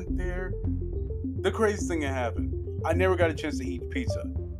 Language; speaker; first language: English; native; English